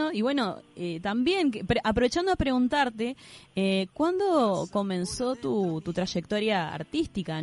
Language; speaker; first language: Spanish; native; Spanish